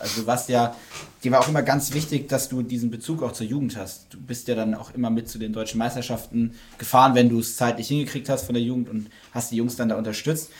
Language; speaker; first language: German; native; German